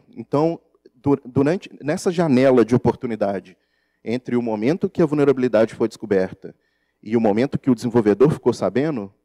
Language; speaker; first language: Portuguese; native; Portuguese